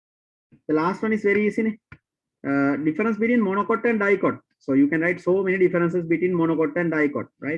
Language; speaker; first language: English; non-native, local second language; Sinhala